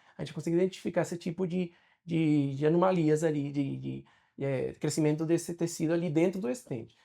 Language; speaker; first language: Portuguese; non-native, fluent; Spanish